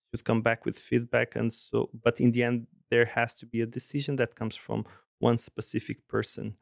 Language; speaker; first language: English; non-native, fluent; Portuguese